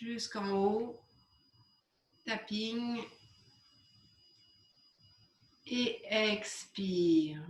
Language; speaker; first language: French; native; French